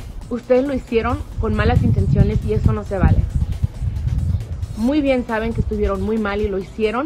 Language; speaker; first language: Spanish; early bilingual, heritage; Spanish